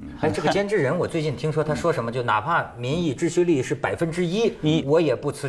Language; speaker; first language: Chinese; native; Chinese